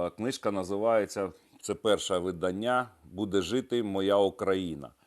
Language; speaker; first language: Ukrainian; non-native, local second language; Russian